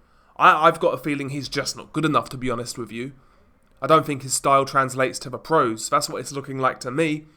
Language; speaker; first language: English; native; English